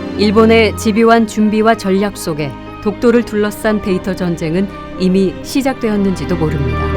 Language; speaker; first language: Korean; native; Korean